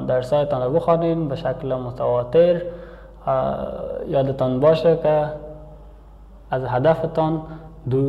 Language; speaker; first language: Persian; native; Persian